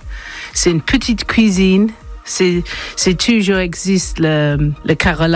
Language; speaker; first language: French; non-native, learner; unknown